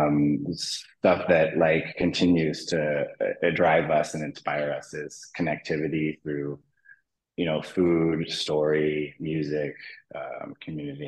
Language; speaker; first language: English; native; English